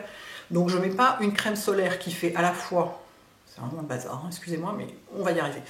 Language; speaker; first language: French; native; French